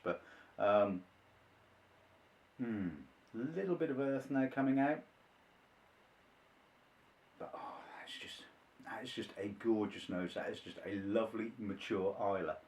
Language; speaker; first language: English; native; English